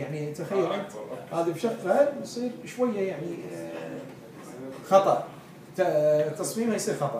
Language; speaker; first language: Arabic; native; Arabic